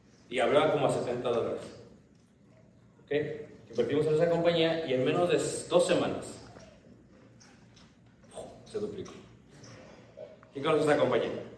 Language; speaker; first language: Spanish; native; Spanish